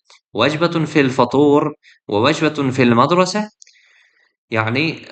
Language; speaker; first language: Arabic; non-native, fluent; Uzbek